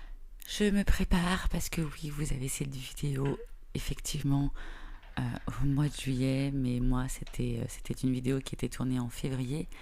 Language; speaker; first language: French; native; French